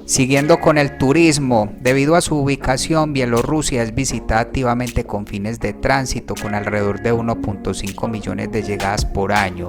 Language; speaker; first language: Spanish; native; Spanish